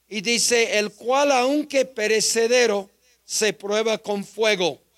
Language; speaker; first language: Spanish; non-native, fluent; English